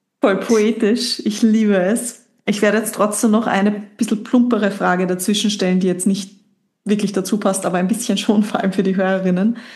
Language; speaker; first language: German; native; German